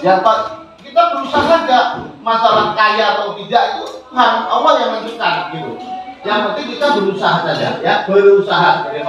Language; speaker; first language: Indonesian; native; Indonesian